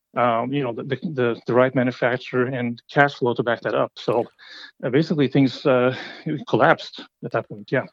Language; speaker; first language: English; non-native, fluent; Norwegian